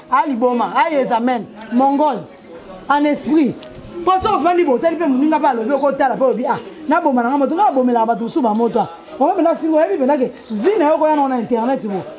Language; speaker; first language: Lingala; non-native, local second language; Luba-Lulua